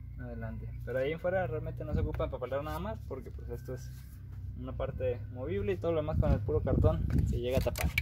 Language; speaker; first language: Spanish; native; Spanish